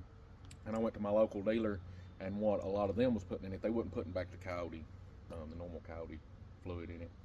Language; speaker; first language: English; native; English